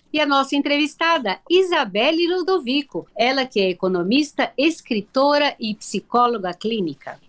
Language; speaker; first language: Portuguese; native; Portuguese